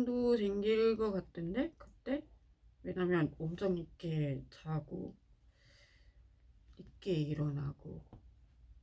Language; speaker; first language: Korean; non-native, learner; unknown